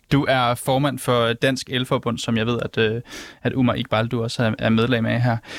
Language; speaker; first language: Danish; native; Danish